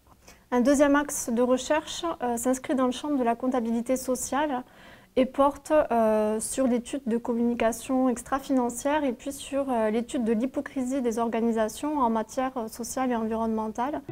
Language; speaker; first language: French; native; French